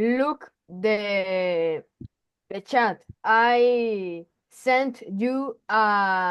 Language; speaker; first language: English; non-native, learner; Spanish